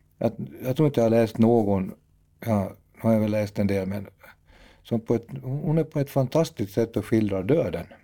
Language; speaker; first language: Swedish; native; Swedish